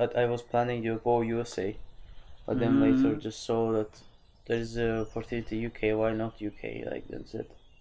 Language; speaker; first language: English; non-native, fluent; Azerbaijani